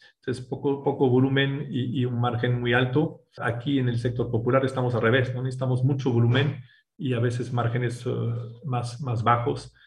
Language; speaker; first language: Spanish; non-native, fluent; French